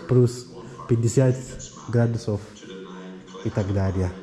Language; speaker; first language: Russian; non-native, learner; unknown